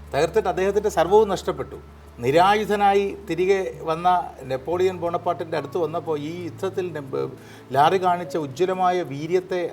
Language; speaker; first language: Malayalam; native; Malayalam